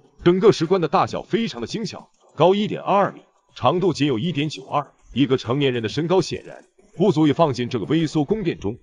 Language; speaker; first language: Chinese; native; Chinese